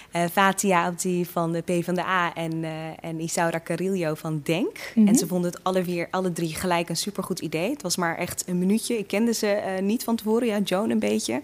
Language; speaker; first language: Dutch; early bilingual, other home language; Tigrinya